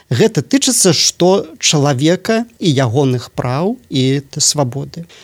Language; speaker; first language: Belarusian; native; Belarusian